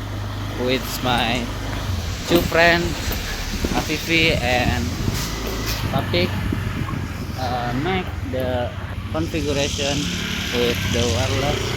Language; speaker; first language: English; non-native, learner; Indonesian